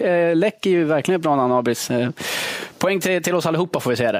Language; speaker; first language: Swedish; native; Swedish